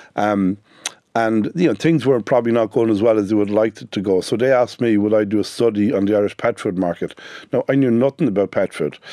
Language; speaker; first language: English; native; English